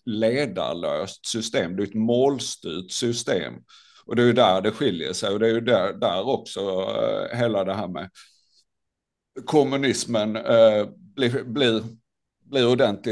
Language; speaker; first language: Swedish; native; Swedish